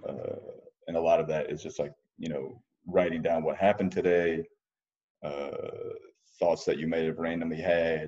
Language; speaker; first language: English; native; English